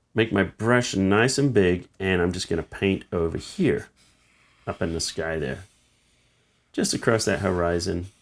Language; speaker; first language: English; native; English